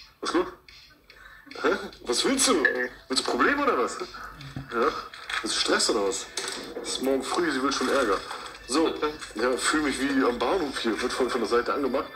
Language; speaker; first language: German; early bilingual, other home language; Turkish